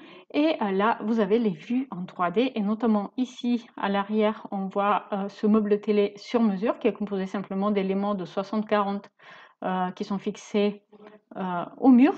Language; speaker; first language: French; native; French